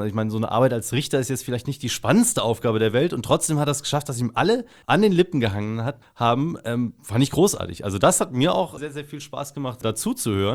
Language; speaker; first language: German; native; German